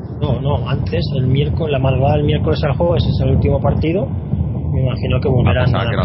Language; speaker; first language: Spanish; native; Spanish